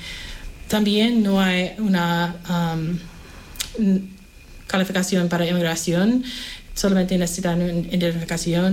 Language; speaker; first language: Spanish; non-native, fluent; English